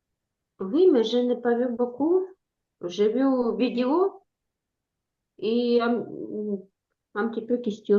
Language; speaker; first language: French; non-native, learner; Ukrainian